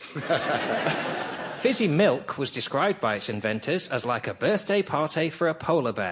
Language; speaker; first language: English; native; English